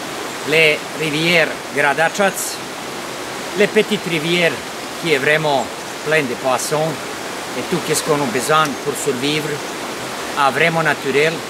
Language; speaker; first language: French; non-native, fluent; Serbian